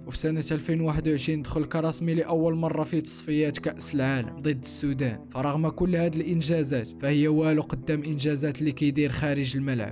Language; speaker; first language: Arabic; native; Arabic